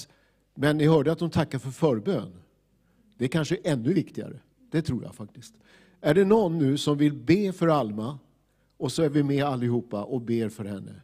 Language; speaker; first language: Swedish; native; Swedish